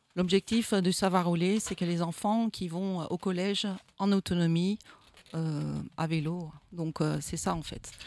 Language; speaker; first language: French; non-native, fluent; Dutch